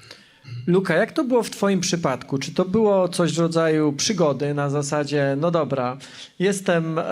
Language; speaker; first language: Polish; native; Polish